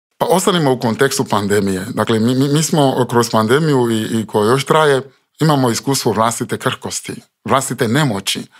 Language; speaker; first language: Croatian; non-native, fluent; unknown